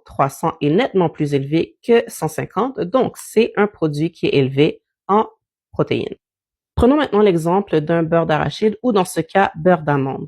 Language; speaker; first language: French; native; French